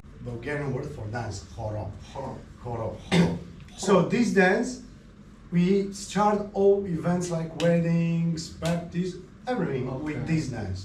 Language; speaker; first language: English; non-native, fluent; Bulgarian